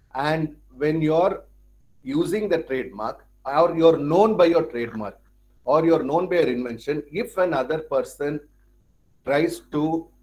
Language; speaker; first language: English; non-native, local second language; Tamil